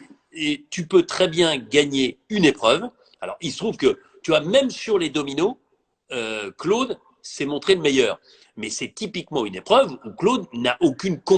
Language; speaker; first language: French; native; French